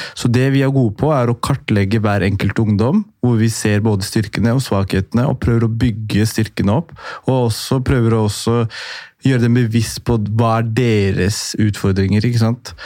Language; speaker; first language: Norwegian; early bilingual, other home language; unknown